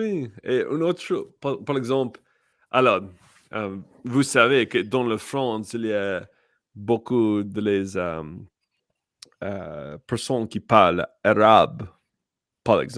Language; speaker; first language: French; non-native, learner; English